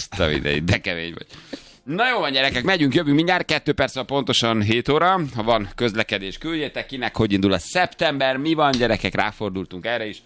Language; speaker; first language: Hungarian; native; Hungarian